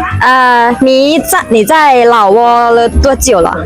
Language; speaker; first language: Chinese; non-native, learner; Thai